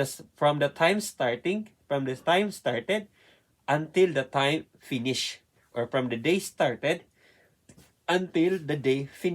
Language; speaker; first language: English; non-native, learner; Filipino